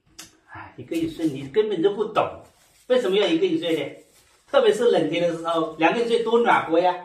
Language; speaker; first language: Chinese; native; Chinese